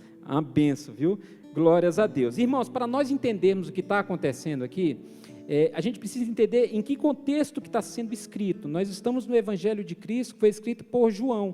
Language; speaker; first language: Portuguese; native; Portuguese